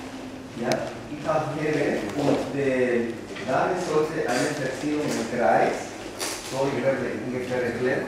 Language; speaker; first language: German; non-native, learner; Spanish